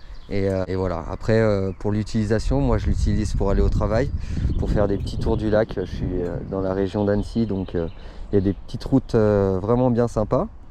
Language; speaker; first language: French; native; French